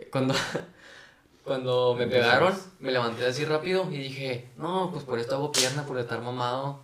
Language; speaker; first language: Spanish; native; Spanish